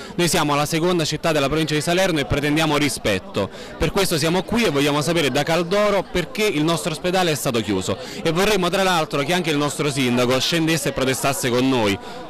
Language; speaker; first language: Italian; native; Italian